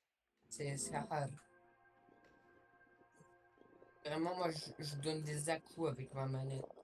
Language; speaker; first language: French; native; French